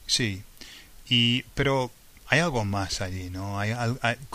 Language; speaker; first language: Spanish; non-native, fluent; English